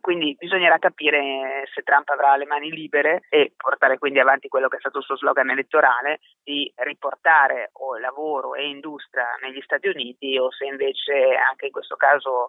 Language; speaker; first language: Italian; native; Italian